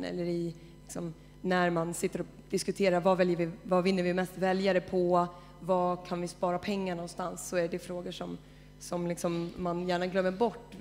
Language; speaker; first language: Swedish; native; Swedish